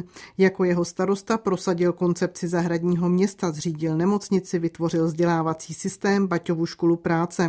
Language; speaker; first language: Czech; native; Czech